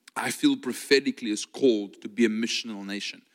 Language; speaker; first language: English; non-native, local second language; Afrikaans